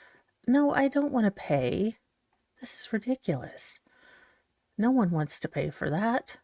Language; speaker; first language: English; native; English